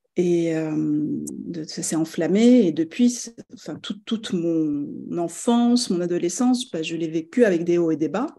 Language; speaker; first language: French; non-native, local second language; Arabic